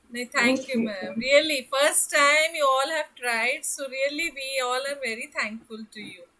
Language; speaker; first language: English; non-native, local second language; Hindi